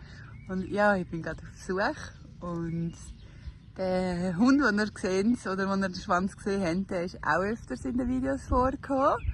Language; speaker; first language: German; native; German